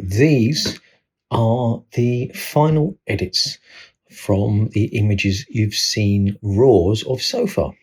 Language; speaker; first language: English; native; English